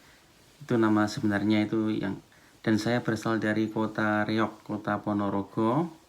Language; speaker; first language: Indonesian; non-native, local second language; Javanese